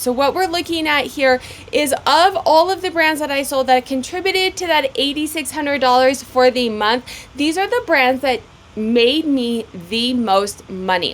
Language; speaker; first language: English; native; English